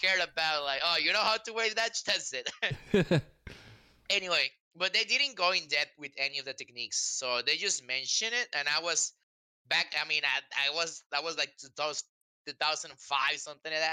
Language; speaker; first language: English; non-native, fluent; Spanish